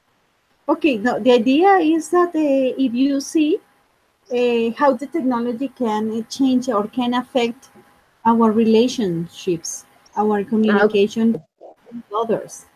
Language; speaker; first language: English; non-native, fluent; Spanish